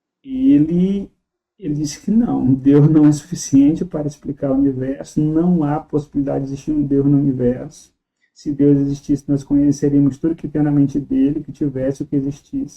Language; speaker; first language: Portuguese; native; Portuguese